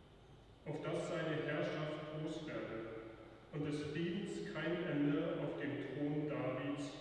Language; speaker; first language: German; native; German